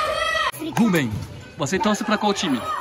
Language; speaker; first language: Portuguese; non-native, learner; German